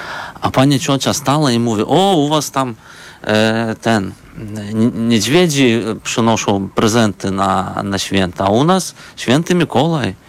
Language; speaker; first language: Polish; non-native, fluent; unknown